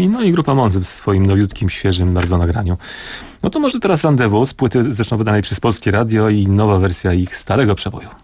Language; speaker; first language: Polish; native; Polish